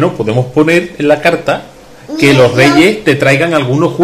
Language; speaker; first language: Spanish; native; Spanish